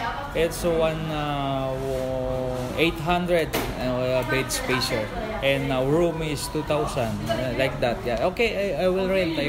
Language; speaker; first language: English; non-native, local second language; Filipino